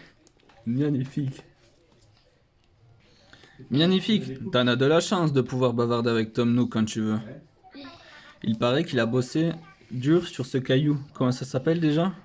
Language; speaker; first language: French; native; French